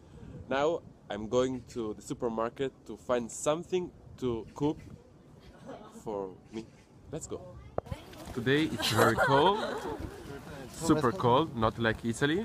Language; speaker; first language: English; non-native, learner; Italian